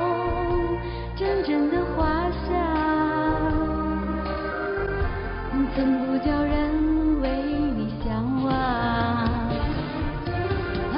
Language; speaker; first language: Chinese; native; Chinese